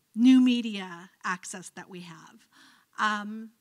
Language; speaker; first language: English; native; English